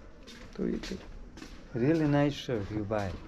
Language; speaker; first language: English; non-native, learner; Hindi